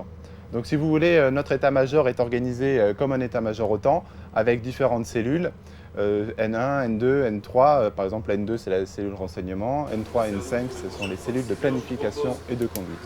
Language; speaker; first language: French; native; French